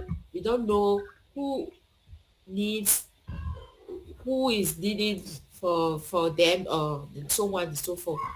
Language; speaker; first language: English; non-native, learner; French